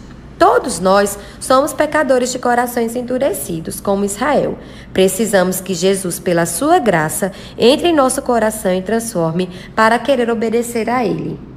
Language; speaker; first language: Portuguese; native; Portuguese